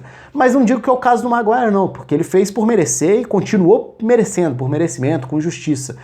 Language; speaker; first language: Portuguese; native; Portuguese